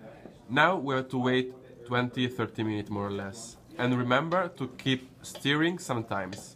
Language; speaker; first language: English; non-native, learner; Italian